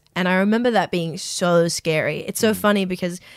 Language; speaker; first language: English; native; English